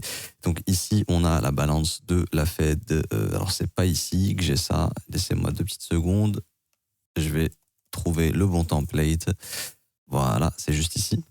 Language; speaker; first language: French; native; French